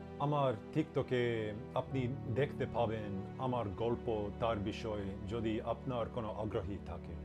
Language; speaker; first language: Bangla; non-native, learner; English